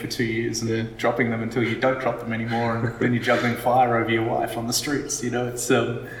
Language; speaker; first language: English; native; English